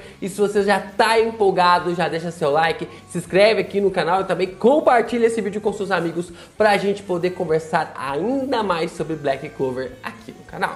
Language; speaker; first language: Portuguese; native; Portuguese